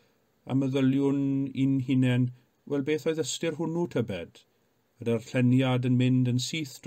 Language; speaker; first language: Welsh; native; Welsh